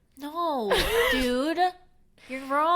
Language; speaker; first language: English; native; English